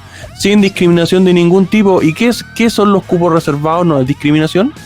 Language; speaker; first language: Spanish; native; Spanish